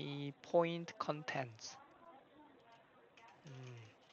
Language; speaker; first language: English; non-native, learner; Korean